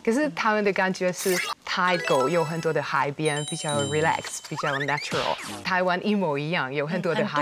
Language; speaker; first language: Chinese; non-native, fluent; Hungarian